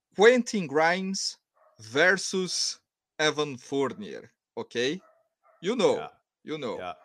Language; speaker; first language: English; non-native, learner; Portuguese